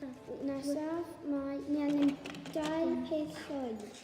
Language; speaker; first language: Welsh; non-native, local second language; English